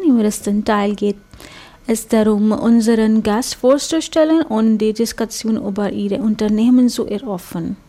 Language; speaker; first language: German; non-native, fluent; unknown